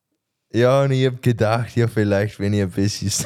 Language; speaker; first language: German; non-native, learner; English